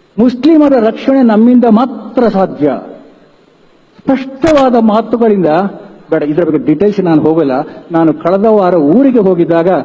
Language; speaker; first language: Kannada; non-native, local second language; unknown